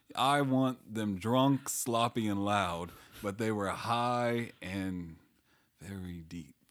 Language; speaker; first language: English; native; English